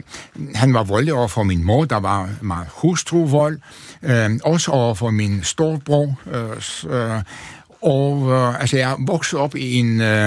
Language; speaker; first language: Danish; non-native, fluent; Turkish